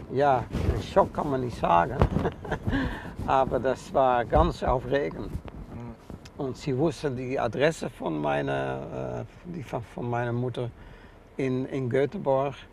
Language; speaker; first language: German; non-native, fluent; Dutch